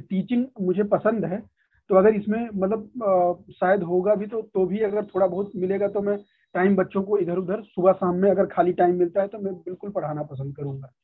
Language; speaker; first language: Hindi; native; Hindi